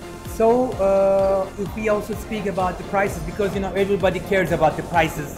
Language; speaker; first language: English; non-native, fluent; Turkish